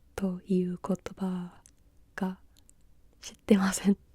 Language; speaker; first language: Japanese; non-native, learner; English